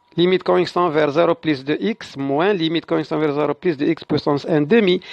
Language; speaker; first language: French; non-native, local second language; Arabic